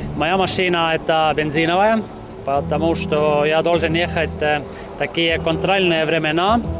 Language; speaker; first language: Russian; non-native, learner; Estonian